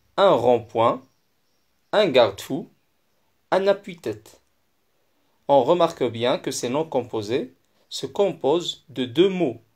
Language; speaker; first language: French; non-native, local second language; Arabic